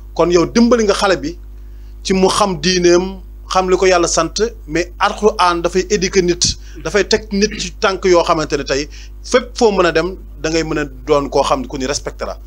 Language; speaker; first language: Wolof; native; Wolof